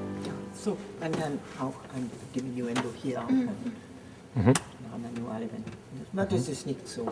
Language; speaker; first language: German; non-native, learner; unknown